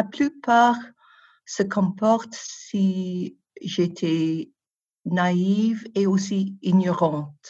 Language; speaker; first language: French; non-native, fluent; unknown